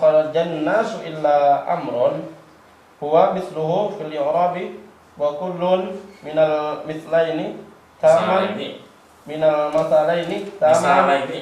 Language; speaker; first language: Arabic; non-native, learner; Indonesian